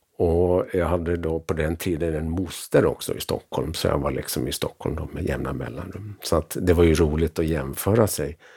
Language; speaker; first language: Swedish; native; Swedish